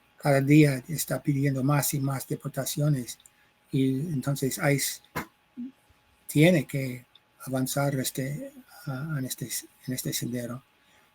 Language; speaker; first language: Spanish; non-native, fluent; English